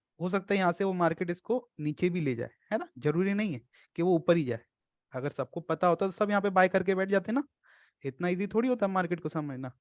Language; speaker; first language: Hindi; native; Hindi